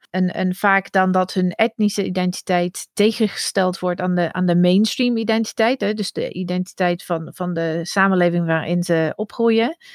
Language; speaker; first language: Dutch; non-native, fluent; English